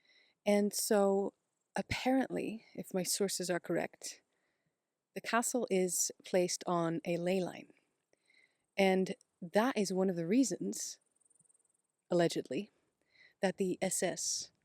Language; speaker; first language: English; non-native, fluent; Dutch